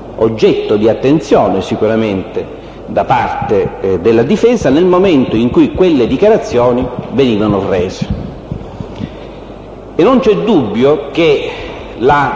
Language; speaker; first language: Italian; native; Italian